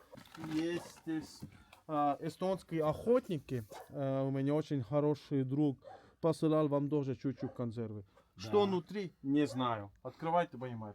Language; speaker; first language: Russian; non-native, learner; Estonian